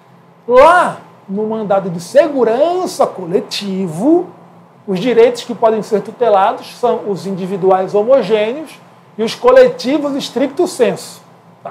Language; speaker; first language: Portuguese; native; Portuguese